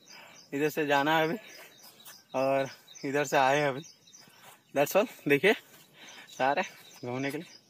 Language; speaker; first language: Hindi; non-native, local second language; Odia